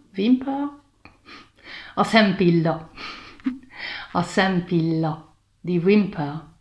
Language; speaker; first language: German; non-native, learner; Hungarian